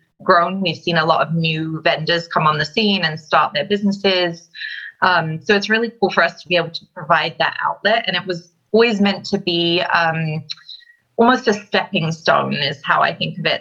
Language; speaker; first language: English; native; English